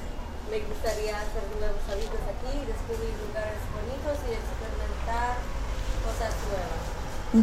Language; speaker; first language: Spanish; non-native, learner; Polish